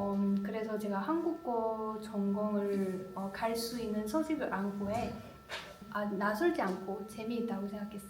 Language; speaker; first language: Korean; non-native, learner; Chinese